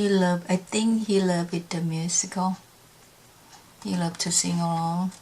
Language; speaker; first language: English; non-native, learner; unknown